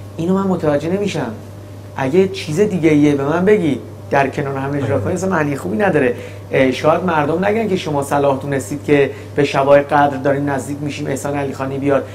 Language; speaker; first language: Persian; native; Persian